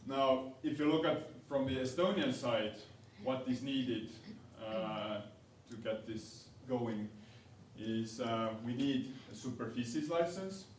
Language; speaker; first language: English; non-native, fluent; Estonian